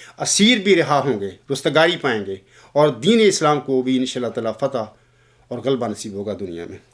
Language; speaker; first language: Urdu; non-native, local second language; Punjabi